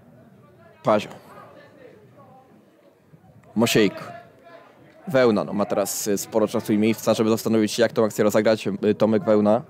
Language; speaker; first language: Polish; native; Polish